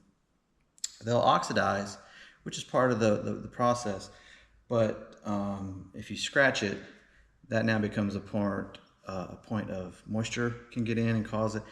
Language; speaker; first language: English; native; English